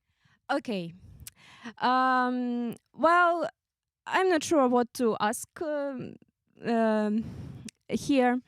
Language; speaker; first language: English; non-native, fluent; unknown